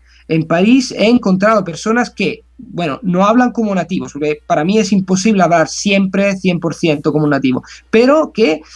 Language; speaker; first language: Spanish; non-native, fluent; Italian